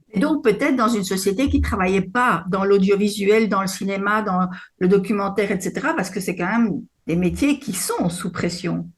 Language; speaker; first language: French; native; French